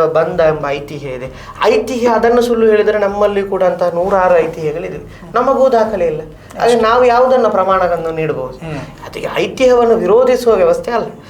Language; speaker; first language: Kannada; non-native, local second language; Tulu